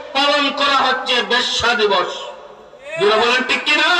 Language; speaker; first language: Bangla; non-native, local second language; Sylheti